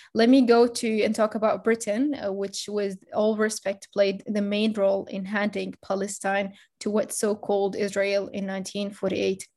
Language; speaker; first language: English; non-native, fluent; Arabic